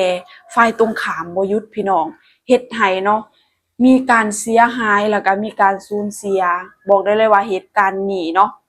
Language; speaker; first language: Thai; non-native, local second language; Northeastern Thai